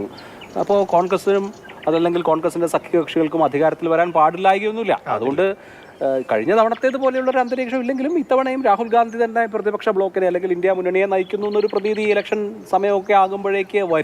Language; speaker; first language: Malayalam; native; Malayalam